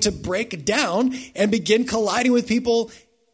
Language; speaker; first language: English; native; English